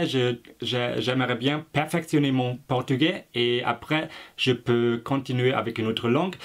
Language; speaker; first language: French; non-native, fluent; German